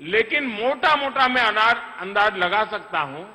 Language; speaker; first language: Hindi; non-native, local second language; Gujarati